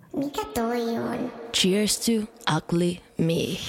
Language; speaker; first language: Finnish; early bilingual, other home language; Russian